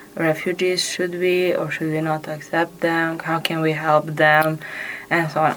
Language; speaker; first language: English; non-native, fluent; Serbian